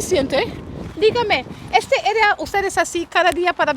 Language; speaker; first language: Spanish; non-native, learner; English